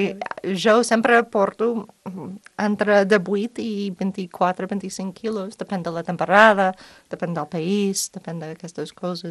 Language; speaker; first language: Catalan; non-native, fluent; English